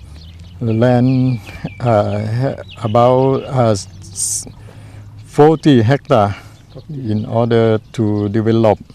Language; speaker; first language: English; non-native, learner; Thai